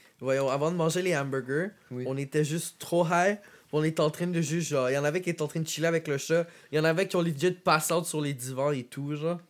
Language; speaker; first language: French; native; French